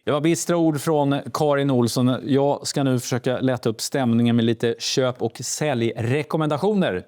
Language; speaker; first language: Swedish; native; Swedish